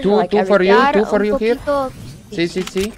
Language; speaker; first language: English; non-native, learner; Spanish